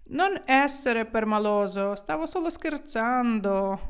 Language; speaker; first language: Italian; non-native, fluent; Ukrainian